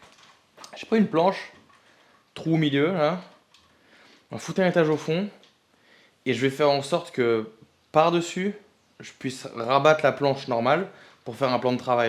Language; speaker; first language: French; native; French